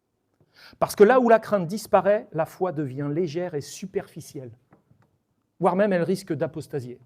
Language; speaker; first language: French; native; French